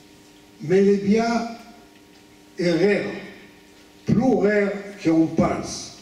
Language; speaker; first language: French; non-native, fluent; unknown